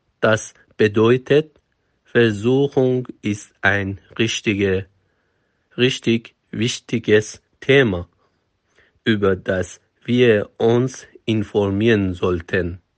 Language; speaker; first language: German; non-native, fluent; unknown